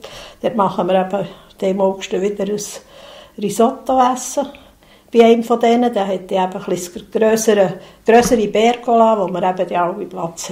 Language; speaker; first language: German; native; German